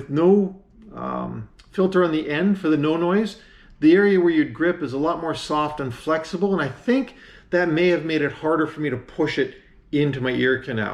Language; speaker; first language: English; native; English